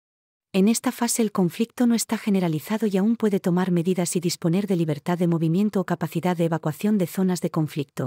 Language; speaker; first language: Spanish; native; Spanish